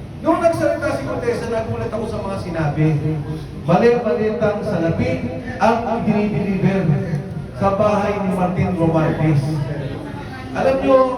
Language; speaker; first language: Filipino; native; Filipino